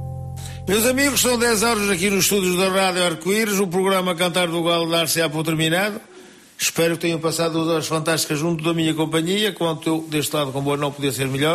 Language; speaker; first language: Portuguese; native; Portuguese